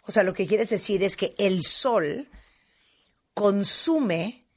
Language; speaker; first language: Spanish; native; Spanish